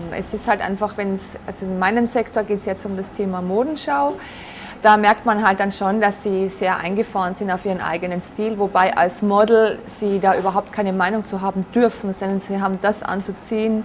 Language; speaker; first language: German; native; German